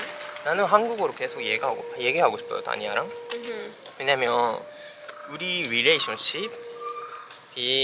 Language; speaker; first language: Korean; non-native, fluent; Japanese